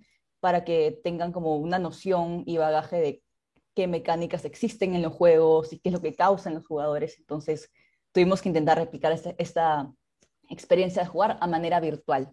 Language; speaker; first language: Spanish; native; Spanish